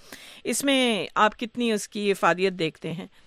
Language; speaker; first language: Urdu; native; Urdu